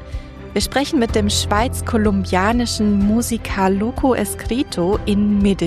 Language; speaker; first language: German; native; German